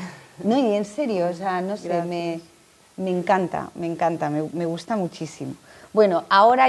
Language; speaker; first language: Spanish; native; Spanish